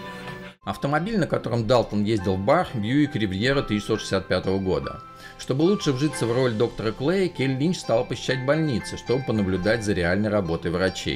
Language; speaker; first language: Russian; native; Russian